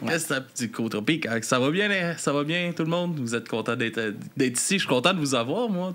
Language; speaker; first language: French; native; French